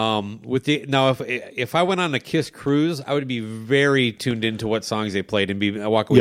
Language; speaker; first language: English; native; English